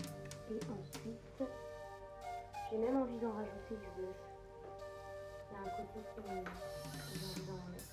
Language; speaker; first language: French; native; French